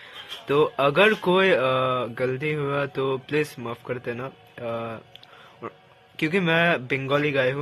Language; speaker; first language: Hindi; non-native, local second language; Bangla